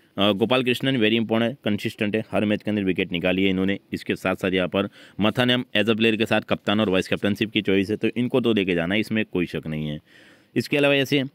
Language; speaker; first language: Hindi; native; Hindi